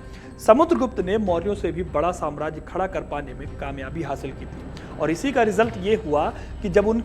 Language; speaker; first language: Hindi; native; Hindi